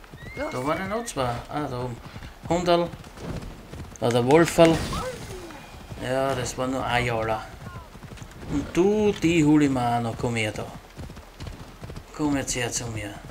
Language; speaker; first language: German; native; German